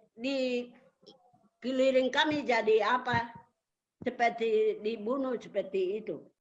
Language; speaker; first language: Indonesian; non-native, local second language; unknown